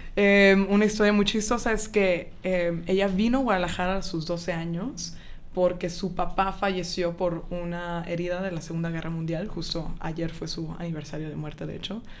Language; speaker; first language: Spanish; native; Spanish